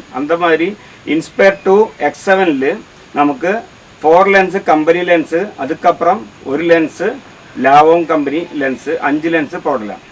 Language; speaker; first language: Tamil; non-native, learner; Malayalam